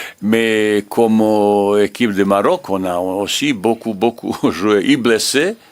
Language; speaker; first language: French; non-native, learner; Bosnian